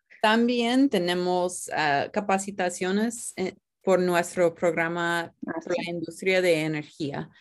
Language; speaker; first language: Spanish; non-native, fluent; English